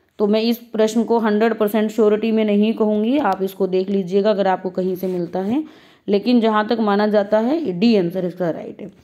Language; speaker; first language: Hindi; native; Hindi